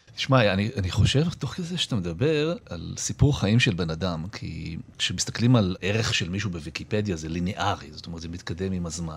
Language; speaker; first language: Hebrew; native; Hebrew